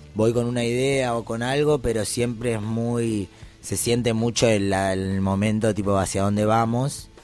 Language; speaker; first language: Spanish; native; Spanish